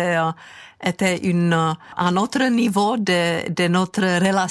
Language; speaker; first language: French; non-native, fluent; Czech